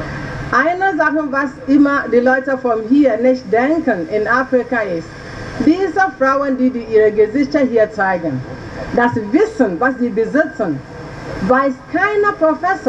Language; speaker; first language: German; non-native, learner; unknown